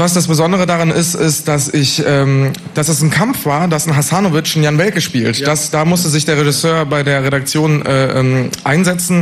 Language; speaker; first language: German; native; German